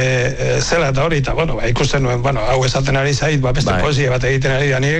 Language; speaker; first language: Basque; native; Basque